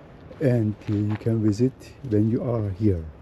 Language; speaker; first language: English; non-native, learner; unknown